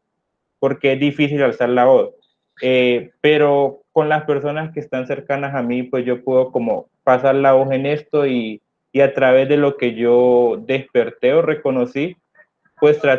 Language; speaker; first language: Spanish; native; Spanish